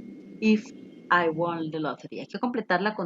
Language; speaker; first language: English; non-native, fluent; Spanish